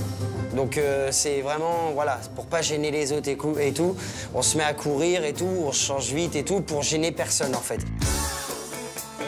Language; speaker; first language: French; native; French